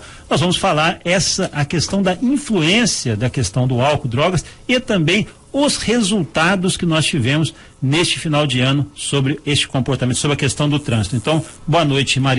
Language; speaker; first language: Portuguese; native; Portuguese